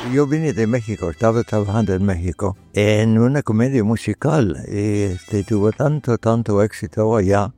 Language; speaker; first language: Spanish; non-native, fluent; English